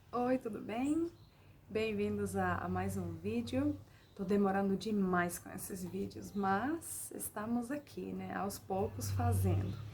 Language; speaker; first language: Portuguese; non-native, fluent; Finnish